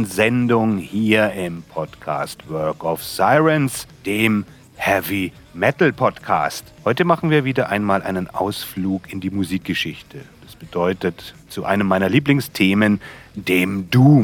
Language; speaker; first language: German; native; German